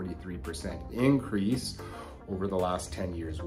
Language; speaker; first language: English; native; English